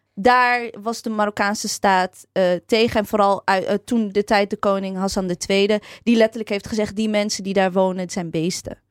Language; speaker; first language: Dutch; early bilingual, other home language; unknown